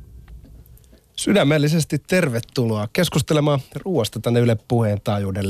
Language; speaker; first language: Finnish; native; Finnish